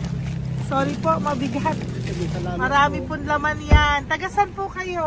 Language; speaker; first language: Filipino; native; Filipino